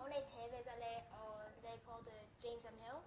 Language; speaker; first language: French; non-native, learner; English